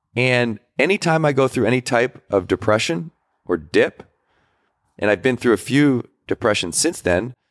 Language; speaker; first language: English; native; English